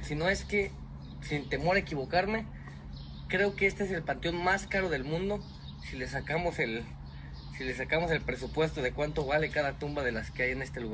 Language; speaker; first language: Spanish; native; Spanish